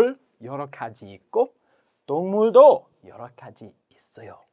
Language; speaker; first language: Korean; non-native, learner; English